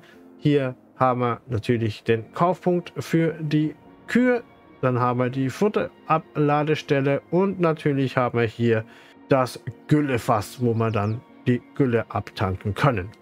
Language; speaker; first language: German; native; German